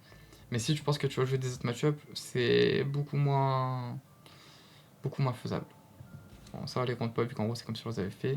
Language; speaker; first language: French; native; French